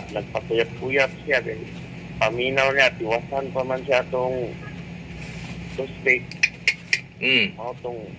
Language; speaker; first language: Cebuano; native; Cebuano